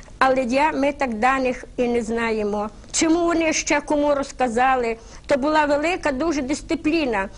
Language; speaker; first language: Ukrainian; native; Ukrainian